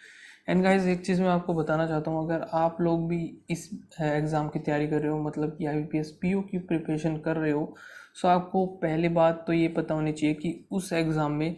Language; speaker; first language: Hindi; native; Hindi